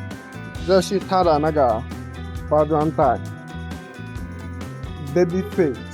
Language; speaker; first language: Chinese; non-native, fluent; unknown